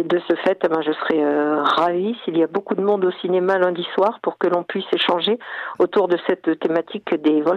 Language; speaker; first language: French; native; French